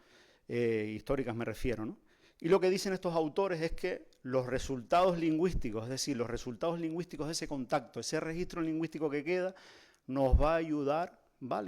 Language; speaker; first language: Spanish; native; Spanish